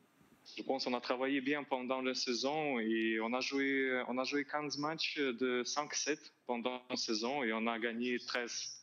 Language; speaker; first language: French; non-native, learner; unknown